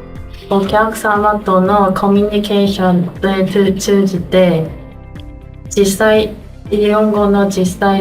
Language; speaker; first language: Japanese; non-native, learner; Korean